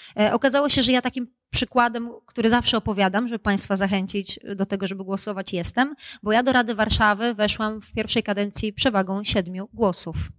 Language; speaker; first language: Polish; native; Polish